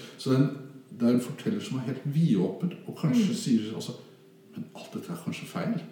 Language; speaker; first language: Norwegian; native; Norwegian